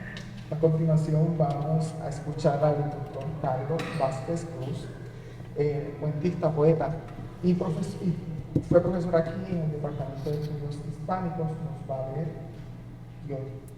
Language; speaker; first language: Spanish; native; Spanish